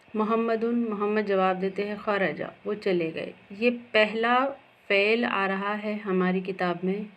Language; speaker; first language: Hindi; native; Hindi